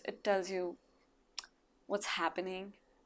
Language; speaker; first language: English; non-native, local second language; Marathi